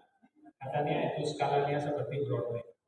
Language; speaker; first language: Indonesian; non-native, fluent; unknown